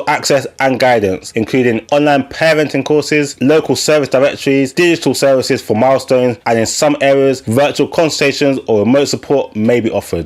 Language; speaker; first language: English; native; English